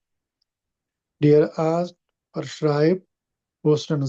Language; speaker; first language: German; non-native, learner; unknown